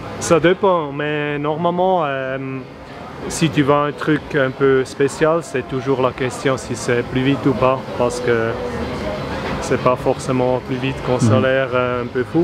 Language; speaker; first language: French; non-native, fluent; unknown